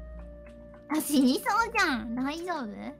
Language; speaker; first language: Japanese; native; Japanese